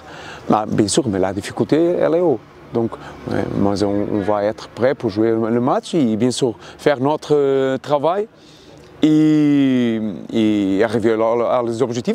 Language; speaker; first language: French; non-native, fluent; Portuguese